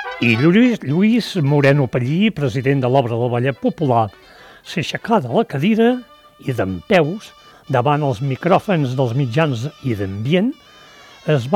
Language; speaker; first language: Catalan; native; Catalan